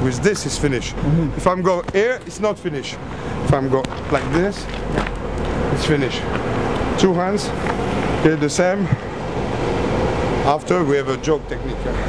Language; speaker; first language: English; non-native, learner; French